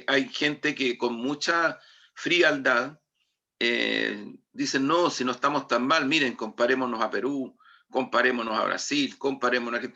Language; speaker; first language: Spanish; native; Spanish